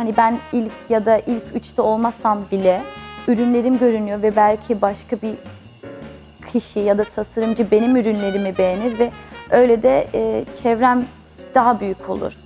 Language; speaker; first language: Turkish; early bilingual, heritage; Turkish